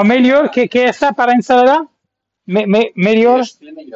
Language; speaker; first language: Portuguese; non-native, learner; English